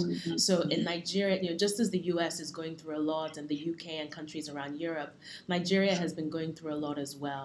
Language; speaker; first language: English; native; English